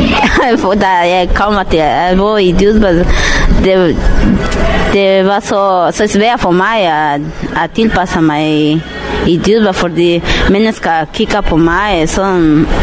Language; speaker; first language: Danish; non-native, learner; Spanish